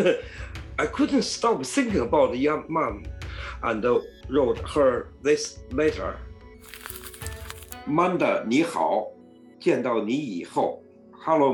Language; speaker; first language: English; non-native, learner; Chinese